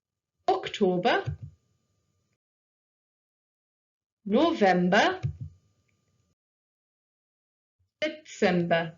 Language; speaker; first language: German; non-native, fluent; English